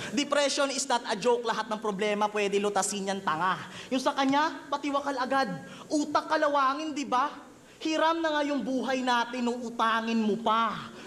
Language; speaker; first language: Filipino; non-native, local second language; Hiligaynon